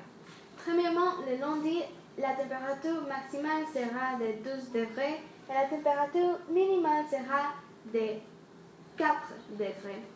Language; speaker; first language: French; non-native, learner; Spanish